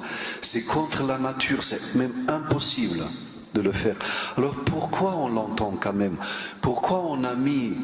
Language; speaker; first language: French; non-native, fluent; Romanian